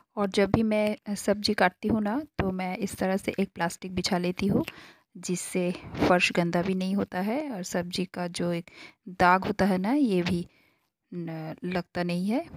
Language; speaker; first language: Hindi; non-native, local second language; Bangla